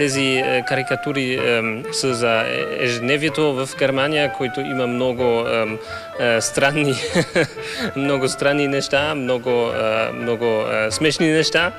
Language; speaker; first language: Bulgarian; non-native, fluent; German